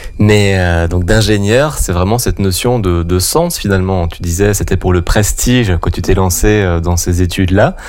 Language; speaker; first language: French; native; French